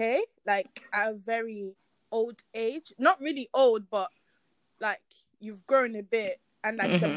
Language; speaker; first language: English; non-native, local second language; Yoruba